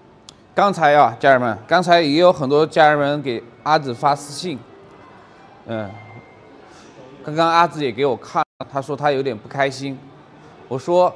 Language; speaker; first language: Chinese; native; Chinese